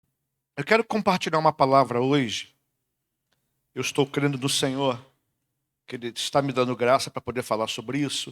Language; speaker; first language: Portuguese; native; Portuguese